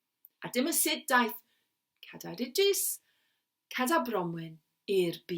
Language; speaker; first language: Welsh; non-native, learner; English